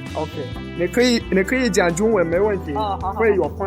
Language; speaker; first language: Chinese; non-native, fluent; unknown